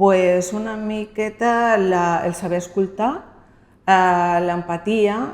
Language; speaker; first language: Catalan; non-native, local second language; Spanish